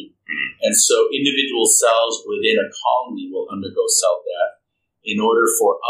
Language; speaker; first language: English; non-native, local second language; Filipino